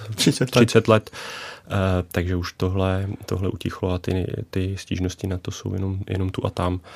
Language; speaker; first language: Czech; native; Czech